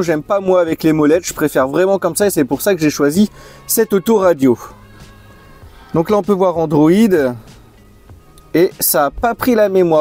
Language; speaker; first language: French; native; French